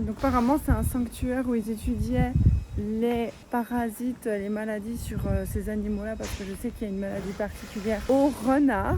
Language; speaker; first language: French; native; French